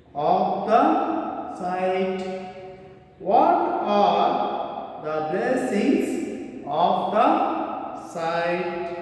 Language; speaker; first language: English; non-native, local second language; Kannada